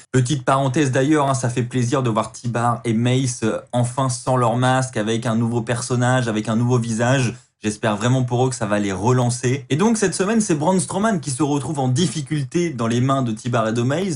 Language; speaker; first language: French; native; French